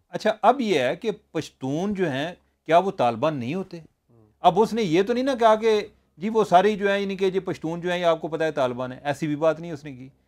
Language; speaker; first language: Urdu; non-native, local second language; Punjabi